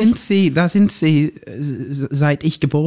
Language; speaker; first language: German; non-native, learner; Norwegian